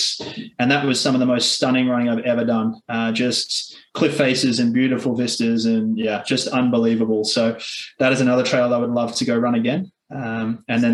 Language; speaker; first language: English; native; English